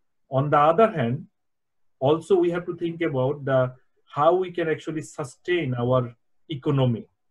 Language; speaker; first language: English; non-native, local second language; Bangla